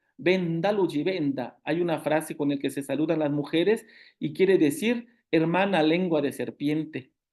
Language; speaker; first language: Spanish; non-native, local second language; Zapotec